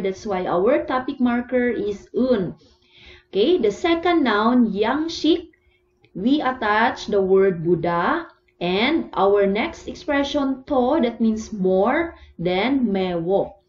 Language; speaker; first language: English; non-native, local second language; Cebuano